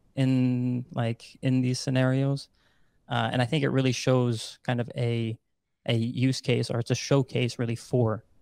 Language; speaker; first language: English; non-native, fluent; Dutch